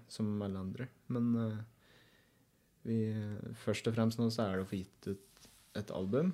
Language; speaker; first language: Norwegian; native; Norwegian